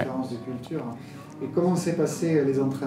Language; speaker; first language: French; native; French